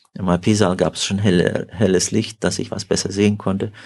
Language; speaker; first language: German; early bilingual, heritage; Russian